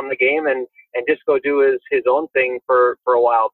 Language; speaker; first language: English; native; English